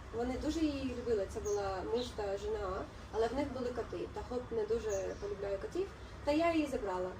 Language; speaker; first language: Ukrainian; non-native, local second language; Russian